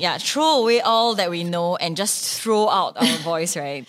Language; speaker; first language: English; non-native, local second language; Chinese